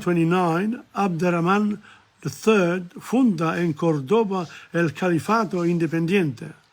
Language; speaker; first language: Spanish; non-native, learner; English